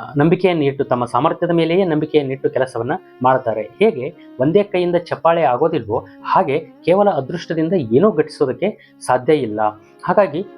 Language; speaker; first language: Kannada; native; Kannada